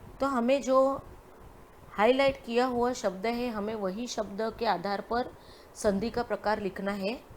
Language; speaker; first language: Hindi; non-native, local second language; Gujarati